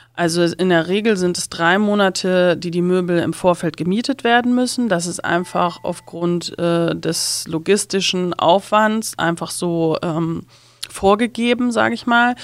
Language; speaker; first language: German; native; German